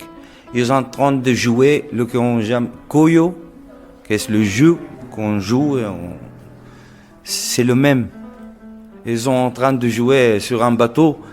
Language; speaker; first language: French; non-native, local second language; Arabic